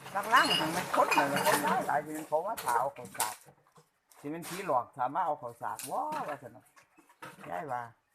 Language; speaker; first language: Thai; native; Thai